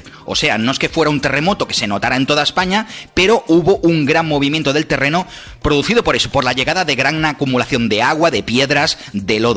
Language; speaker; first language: Spanish; native; Spanish